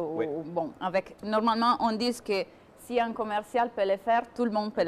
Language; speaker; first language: French; non-native, fluent; Italian